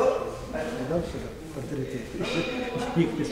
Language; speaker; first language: Russian; native; Russian